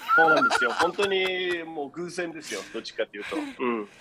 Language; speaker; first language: Japanese; non-native, fluent; Danish